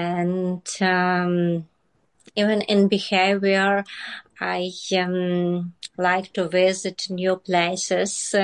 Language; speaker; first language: English; non-native, learner; Ukrainian